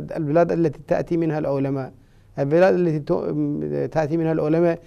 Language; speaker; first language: Arabic; non-native, fluent; Persian